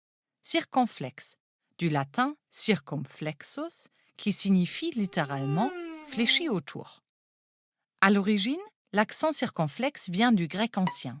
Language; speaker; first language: French; non-native, fluent; German